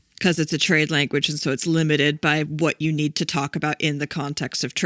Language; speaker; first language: English; native; English